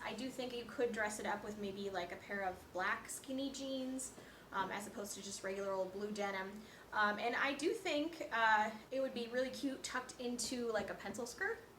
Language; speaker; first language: English; native; English